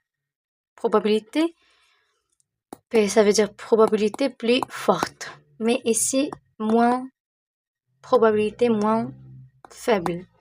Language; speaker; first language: French; non-native, local second language; Arabic